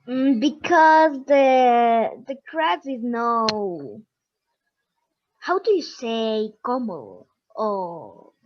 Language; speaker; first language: English; non-native, learner; Spanish